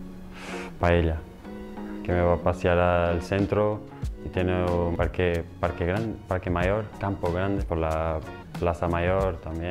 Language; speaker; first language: Spanish; non-native, learner; Portuguese